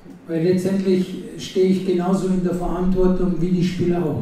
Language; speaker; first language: German; non-native, fluent; Italian